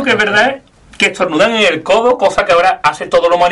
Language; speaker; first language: Spanish; native; Spanish